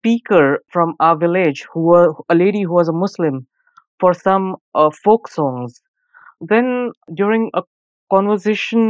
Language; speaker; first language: English; non-native, local second language; Urdu